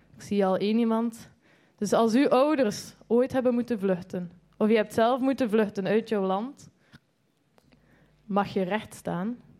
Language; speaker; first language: Dutch; native; Dutch